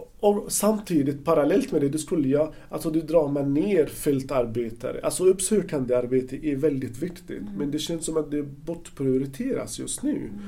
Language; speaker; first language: Swedish; non-native, fluent; Arabic